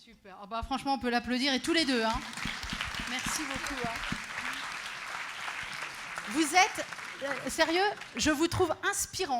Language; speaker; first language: French; native; French